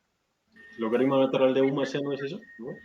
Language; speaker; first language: Spanish; native; Spanish